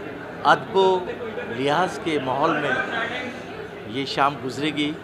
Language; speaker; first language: Hindi; native; Hindi